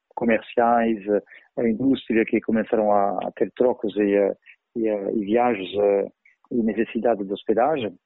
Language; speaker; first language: Portuguese; non-native, fluent; French